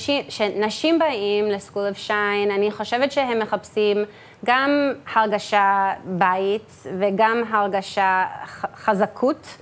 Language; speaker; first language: Hebrew; early bilingual, heritage; English